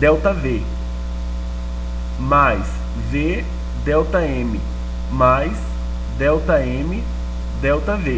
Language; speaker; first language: Portuguese; native; Portuguese